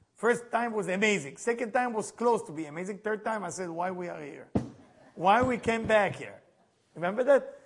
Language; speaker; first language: English; non-native, fluent; Hebrew